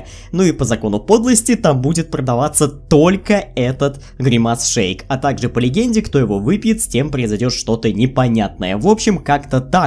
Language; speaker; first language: Russian; native; Russian